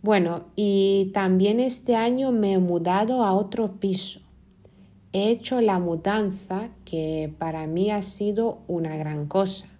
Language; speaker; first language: Spanish; non-native, fluent; Lithuanian